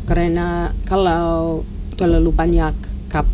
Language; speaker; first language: Indonesian; non-native, learner; English